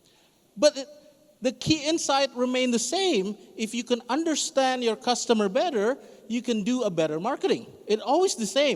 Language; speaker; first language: English; non-native, fluent; Indonesian